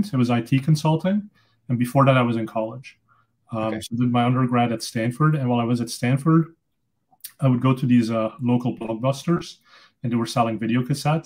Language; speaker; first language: English; non-native, fluent; Dutch